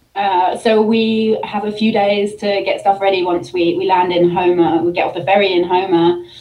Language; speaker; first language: English; native; English